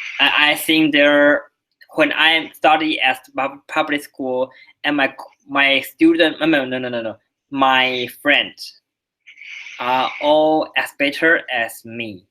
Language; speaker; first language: English; non-native, learner; Chinese